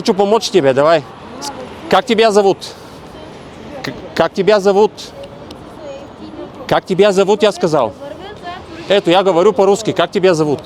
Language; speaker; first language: Russian; non-native, learner; Bulgarian